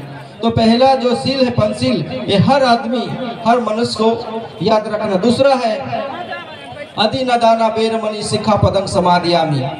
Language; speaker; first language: Hindi; native; Hindi